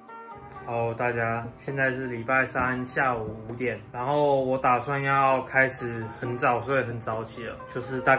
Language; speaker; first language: Chinese; native; Chinese